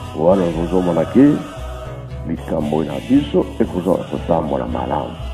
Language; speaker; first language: Lingala; non-native, local second language; Kongo